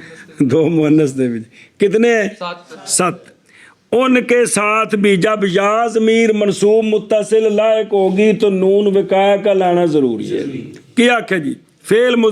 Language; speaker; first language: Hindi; non-native, local second language; Punjabi